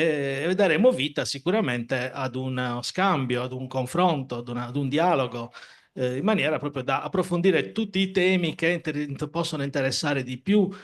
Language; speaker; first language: Italian; native; Italian